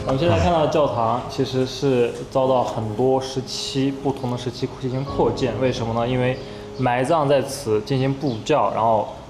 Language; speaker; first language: Chinese; native; Chinese